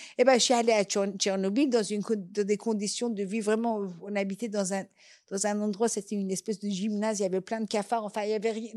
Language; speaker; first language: French; non-native, fluent; Persian